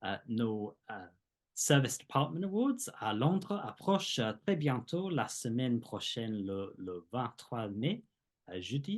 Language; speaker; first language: French; non-native, fluent; English